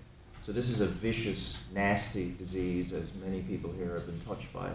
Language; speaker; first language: English; native; English